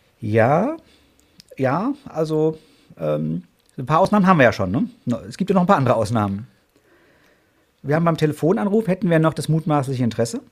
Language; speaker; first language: German; native; German